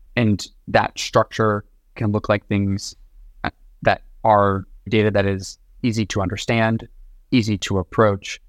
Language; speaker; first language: English; native; English